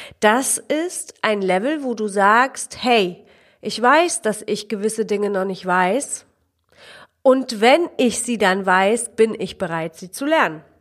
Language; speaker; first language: German; early bilingual, other home language; Polish